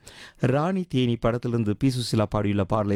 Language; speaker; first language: Tamil; native; Tamil